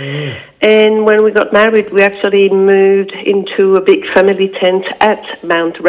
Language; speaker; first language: English; non-native, fluent; French